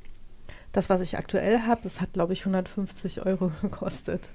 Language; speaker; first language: German; native; German